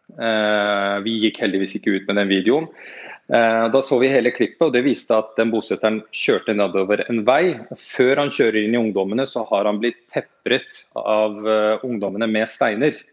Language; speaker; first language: Norwegian; native; Norwegian